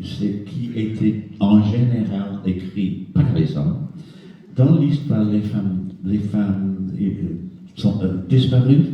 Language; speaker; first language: French; non-native, fluent; English